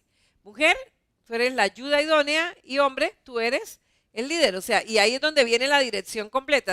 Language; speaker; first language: Spanish; native; Spanish